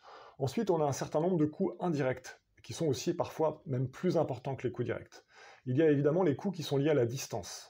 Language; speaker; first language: French; native; French